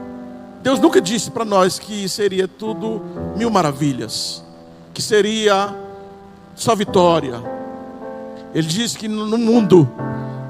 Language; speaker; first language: Portuguese; native; Portuguese